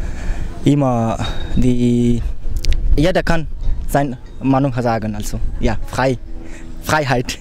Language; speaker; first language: German; non-native, learner; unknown